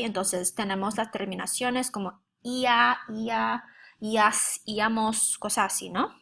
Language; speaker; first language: Spanish; non-native, fluent; English